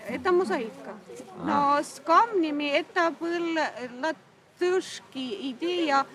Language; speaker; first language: Russian; non-native, fluent; Latvian